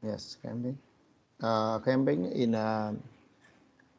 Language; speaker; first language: English; non-native, learner; Vietnamese